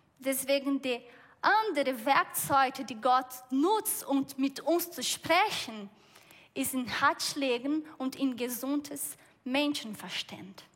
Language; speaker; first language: German; non-native, fluent; Portuguese